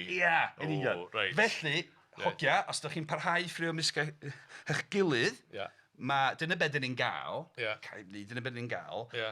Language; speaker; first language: Welsh; native; Welsh